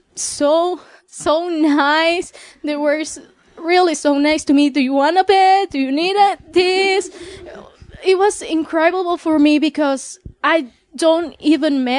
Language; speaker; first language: English; non-native, fluent; Spanish